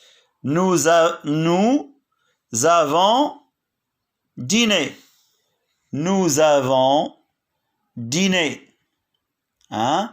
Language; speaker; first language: French; non-native, local second language; Arabic